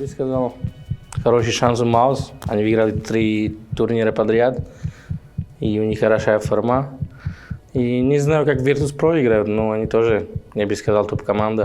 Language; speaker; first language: Russian; non-native, fluent; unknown